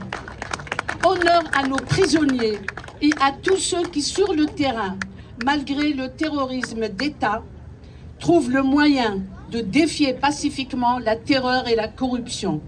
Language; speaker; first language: French; non-native, local second language; Kabyle